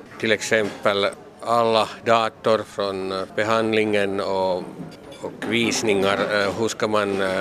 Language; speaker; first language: Swedish; non-native, local second language; Finnish